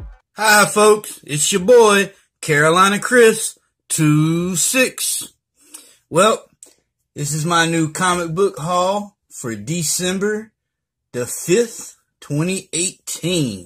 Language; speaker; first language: English; native; English